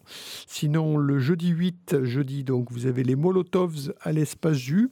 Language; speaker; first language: French; native; French